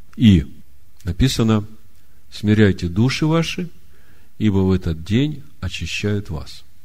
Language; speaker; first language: Russian; native; Russian